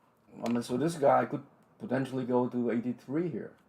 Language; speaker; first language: English; non-native, fluent; Vietnamese